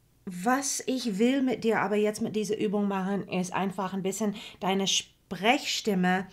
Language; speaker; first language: German; non-native, fluent; English